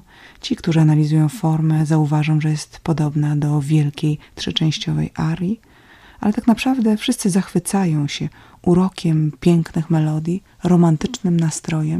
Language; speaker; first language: Polish; native; Polish